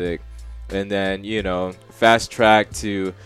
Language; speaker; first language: English; native; English